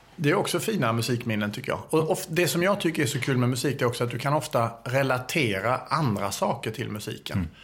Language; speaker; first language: Swedish; native; Swedish